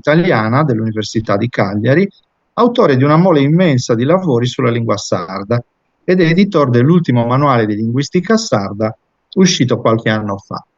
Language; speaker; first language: Italian; native; Italian